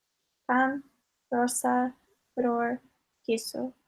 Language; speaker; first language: Spanish; non-native, learner; English